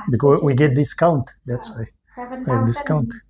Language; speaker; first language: English; non-native, fluent; Romanian